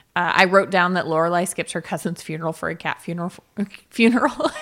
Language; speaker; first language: English; native; English